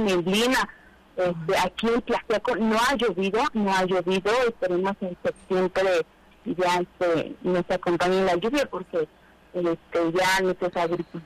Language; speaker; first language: Spanish; native; Spanish